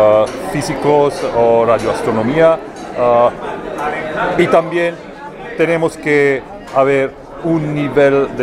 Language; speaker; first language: Spanish; non-native, learner; Italian